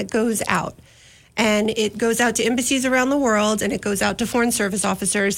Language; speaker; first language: English; native; English